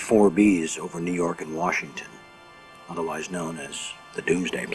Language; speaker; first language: English; native; English